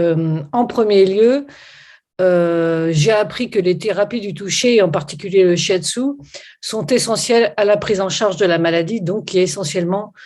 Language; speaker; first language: French; native; French